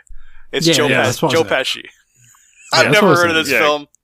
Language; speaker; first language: English; native; English